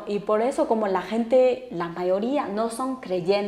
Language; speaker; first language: Spanish; non-native, fluent; Chinese